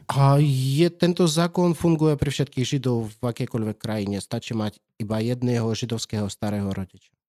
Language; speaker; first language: Slovak; non-native, fluent; Russian